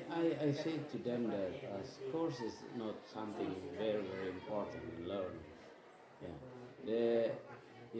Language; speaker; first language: English; non-native, fluent; Indonesian